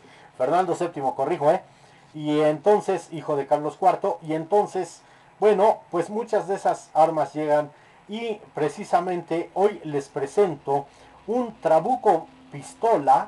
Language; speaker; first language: Spanish; native; Spanish